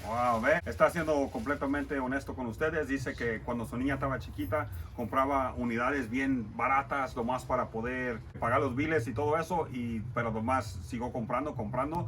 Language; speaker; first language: Spanish; early bilingual, heritage; Spanish